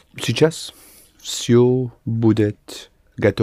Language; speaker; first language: Russian; non-native, learner; English